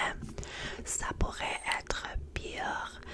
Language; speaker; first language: French; non-native, learner; English